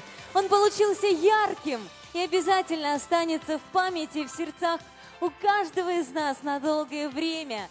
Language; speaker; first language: Russian; native; Russian